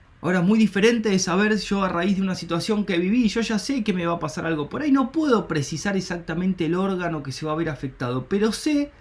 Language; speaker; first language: Spanish; native; Spanish